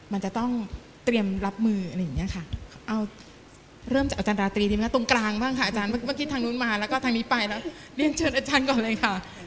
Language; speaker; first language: Thai; native; Thai